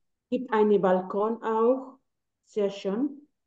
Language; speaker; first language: German; non-native, learner; Spanish